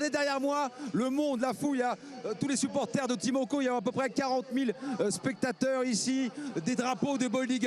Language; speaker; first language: French; native; French